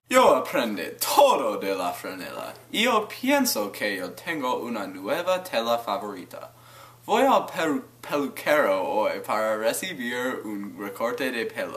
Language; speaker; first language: Spanish; non-native, learner; English